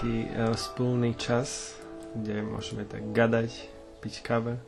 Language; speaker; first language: Polish; non-native, learner; Slovak